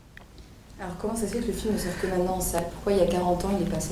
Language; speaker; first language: French; native; French